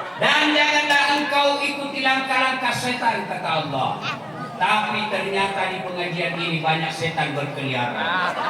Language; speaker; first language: Indonesian; non-native, local second language; Buginese